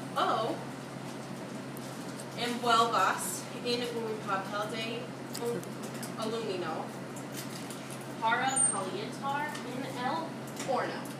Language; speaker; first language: Spanish; non-native, learner; English